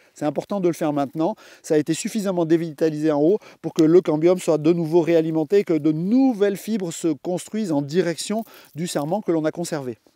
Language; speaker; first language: French; native; French